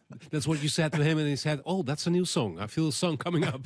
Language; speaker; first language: English; non-native, fluent; Dutch